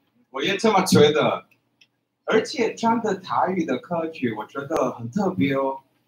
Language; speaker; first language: Chinese; non-native, fluent; Spanish